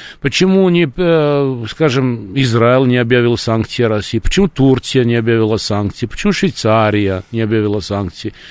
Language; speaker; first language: Russian; non-native, fluent; Serbian